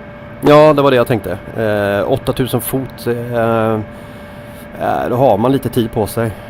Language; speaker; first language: Swedish; native; Swedish